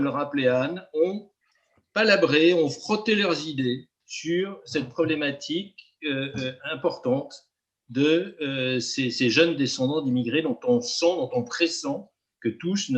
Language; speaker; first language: French; native; French